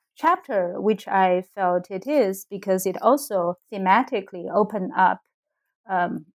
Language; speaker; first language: English; non-native, fluent; Chinese